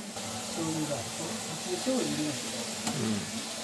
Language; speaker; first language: Japanese; native; Japanese